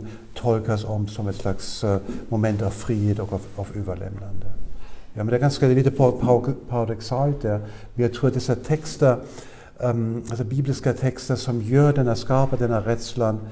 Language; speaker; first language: Swedish; non-native, fluent; German